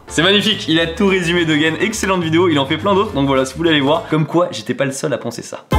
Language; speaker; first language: French; native; French